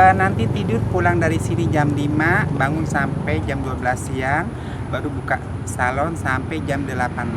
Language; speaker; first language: Indonesian; native; Indonesian